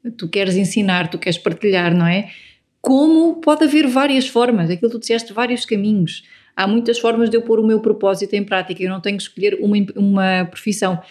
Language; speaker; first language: Portuguese; native; Portuguese